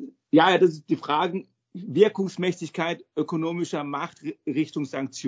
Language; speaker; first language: German; native; German